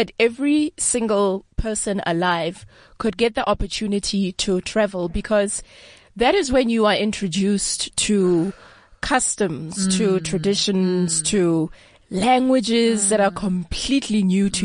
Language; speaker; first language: English; non-native, local second language; Southern Sotho